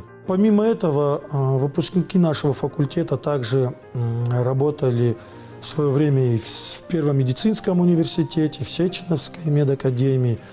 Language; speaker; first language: Russian; native; Russian